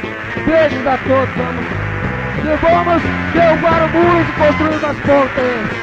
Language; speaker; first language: Portuguese; native; Portuguese